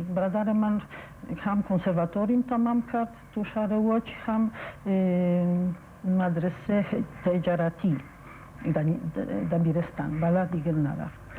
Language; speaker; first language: Persian; non-native, fluent; Polish